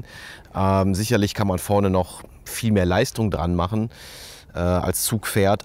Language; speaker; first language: German; native; German